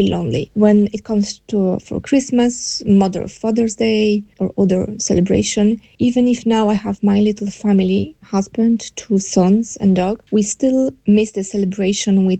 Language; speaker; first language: English; non-native, fluent; Polish